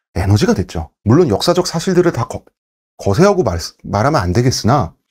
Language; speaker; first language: Korean; native; Korean